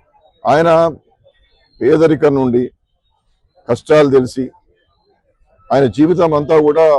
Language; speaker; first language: Telugu; native; Telugu